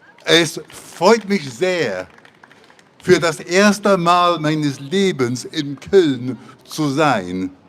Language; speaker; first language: German; non-native, fluent; English